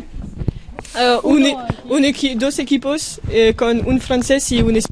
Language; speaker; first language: Spanish; non-native, learner; French